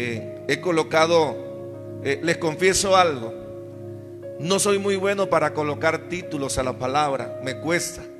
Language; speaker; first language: Spanish; native; Spanish